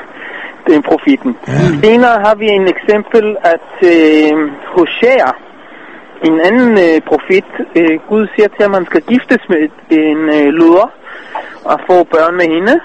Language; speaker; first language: Danish; non-native, fluent; Hebrew